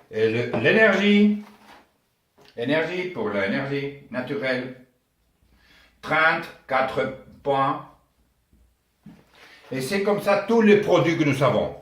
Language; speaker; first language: French; non-native, learner; Spanish